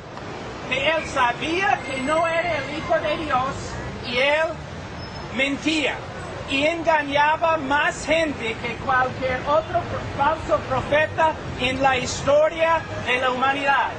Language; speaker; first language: Spanish; non-native, fluent; English